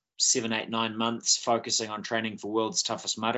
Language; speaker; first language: English; native; English